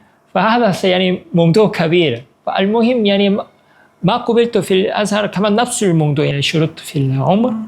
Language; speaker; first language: Arabic; non-native, fluent; Korean